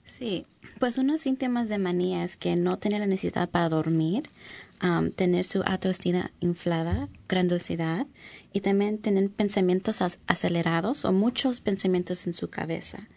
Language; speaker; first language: Spanish; early bilingual, heritage; English